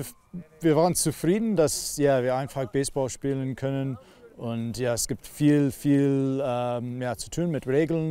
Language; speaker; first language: German; non-native, learner; English